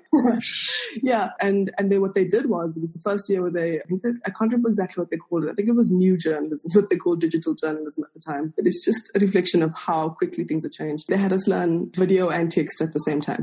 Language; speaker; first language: English; non-native, local second language; Afrikaans